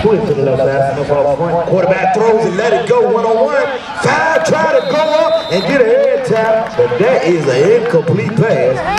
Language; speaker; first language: English; native; English